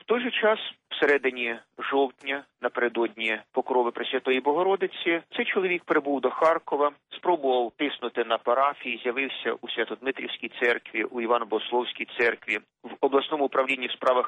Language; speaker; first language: Ukrainian; native; Ukrainian